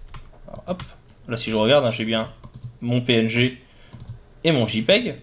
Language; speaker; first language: French; native; French